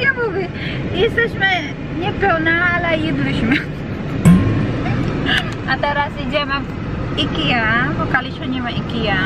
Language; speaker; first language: Polish; non-native, learner; Filipino